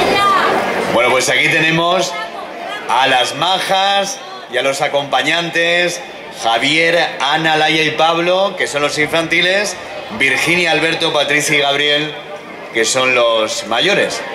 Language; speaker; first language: Spanish; native; Spanish